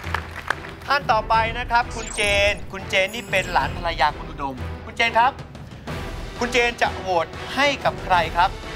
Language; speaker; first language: Thai; native; Thai